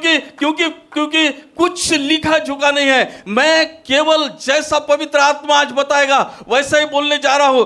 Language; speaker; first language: Hindi; non-native, local second language; Marathi